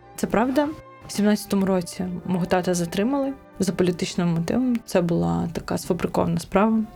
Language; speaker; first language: Ukrainian; non-native, local second language; Crimean Tatar